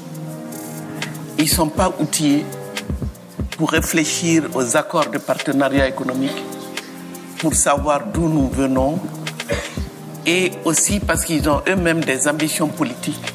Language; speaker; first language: French; non-native, local second language; Bambara